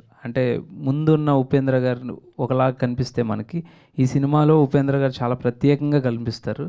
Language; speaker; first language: Telugu; native; Telugu